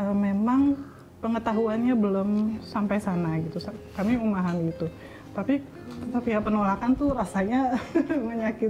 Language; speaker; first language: Indonesian; native; Indonesian